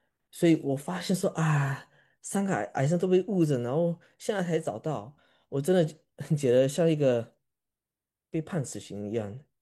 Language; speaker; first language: Chinese; early bilingual, heritage; Chinese